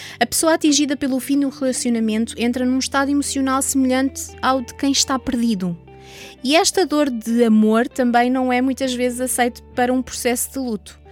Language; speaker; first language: Portuguese; native; Portuguese